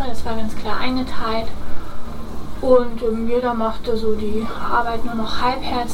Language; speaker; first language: German; native; German